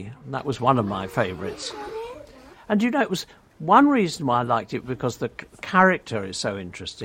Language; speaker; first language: English; native; English